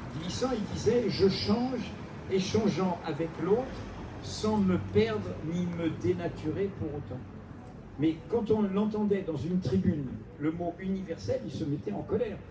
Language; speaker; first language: French; native; French